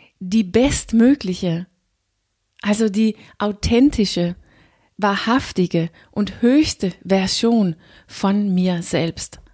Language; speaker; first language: German; non-native, fluent; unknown